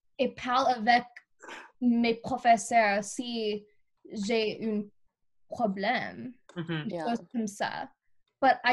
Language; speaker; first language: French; non-native, learner; English